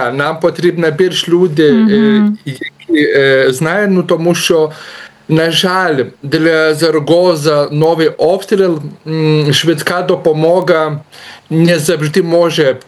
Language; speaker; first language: Ukrainian; non-native, learner; Lithuanian